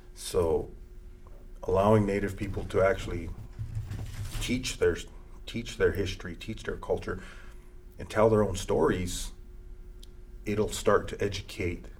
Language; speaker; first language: English; early bilingual, other home language; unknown